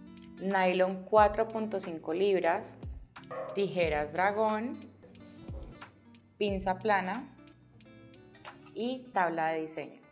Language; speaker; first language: Spanish; native; Spanish